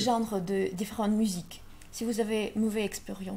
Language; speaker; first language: French; non-native, learner; Russian